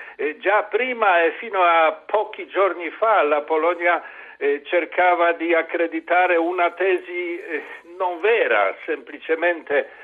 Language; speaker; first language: Italian; non-native, fluent; Polish